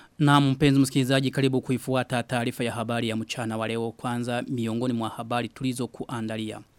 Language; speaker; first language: Swahili; non-native, local second language; Rundi